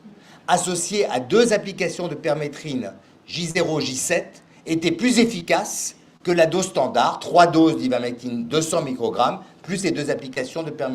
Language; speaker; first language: French; native; French